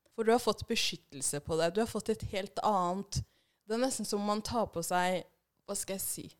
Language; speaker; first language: Norwegian; early bilingual, other home language; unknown